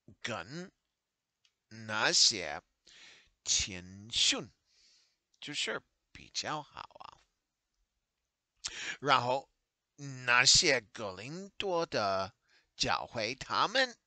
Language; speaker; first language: Chinese; non-native, learner; English